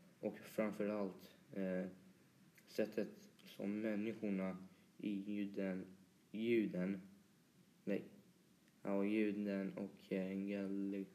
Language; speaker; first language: Swedish; early bilingual, other home language; Polish